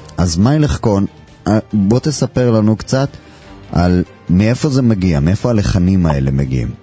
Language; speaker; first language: Hebrew; native; Hebrew